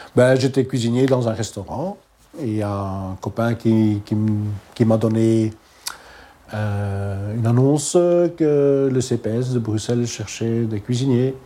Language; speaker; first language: French; non-native, local second language; Dutch